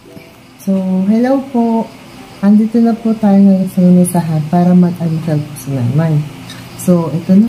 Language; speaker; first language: Filipino; native; Filipino